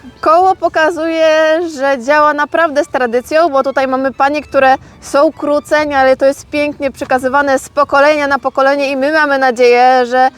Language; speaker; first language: Polish; native; Polish